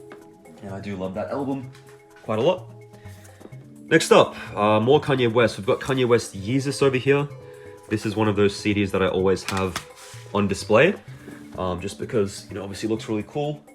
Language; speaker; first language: English; native; English